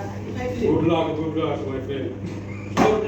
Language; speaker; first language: English; non-native, learner; Hindi